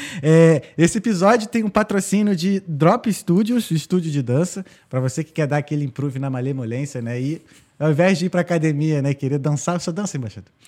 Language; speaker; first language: Portuguese; native; Portuguese